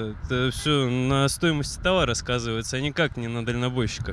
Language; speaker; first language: Russian; native; Russian